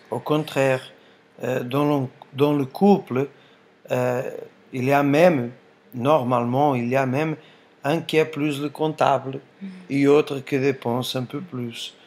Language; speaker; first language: French; non-native, fluent; Portuguese